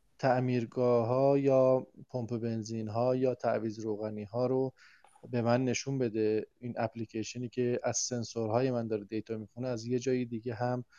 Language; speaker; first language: Persian; native; Persian